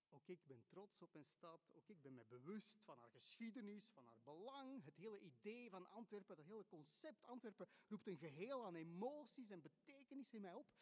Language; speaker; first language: Dutch; native; Dutch